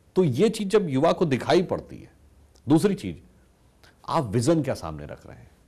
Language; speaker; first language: Hindi; native; Hindi